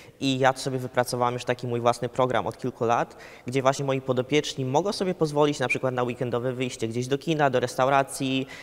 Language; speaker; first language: Polish; early bilingual, heritage; Polish